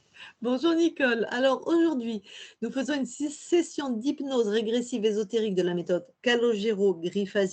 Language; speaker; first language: French; native; French